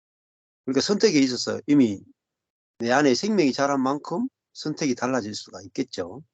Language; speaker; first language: Korean; native; Korean